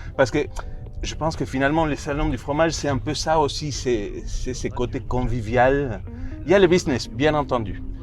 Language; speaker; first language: French; non-native, fluent; Spanish